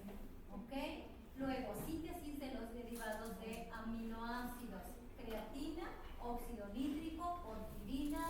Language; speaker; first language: Spanish; native; Spanish